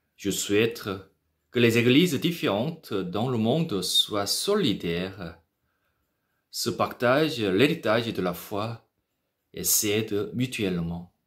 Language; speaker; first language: French; non-native, learner; Korean